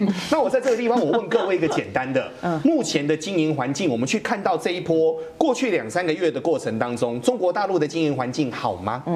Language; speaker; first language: Chinese; native; Chinese